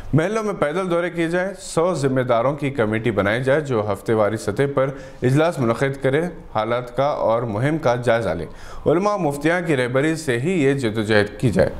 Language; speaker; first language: Urdu; native; Urdu